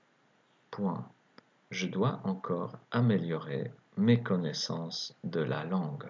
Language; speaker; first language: French; native; French